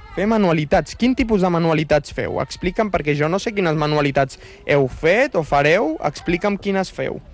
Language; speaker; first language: Catalan; native; Catalan